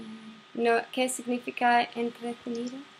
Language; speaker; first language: Spanish; non-native, learner; English